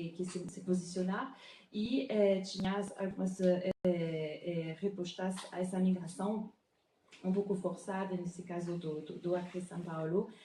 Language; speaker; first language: Portuguese; non-native, fluent; French